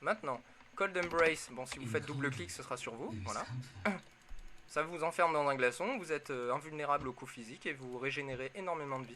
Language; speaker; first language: French; native; French